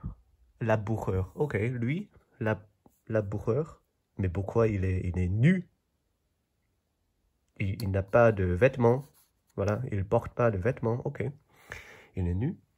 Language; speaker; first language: French; non-native, fluent; Chinese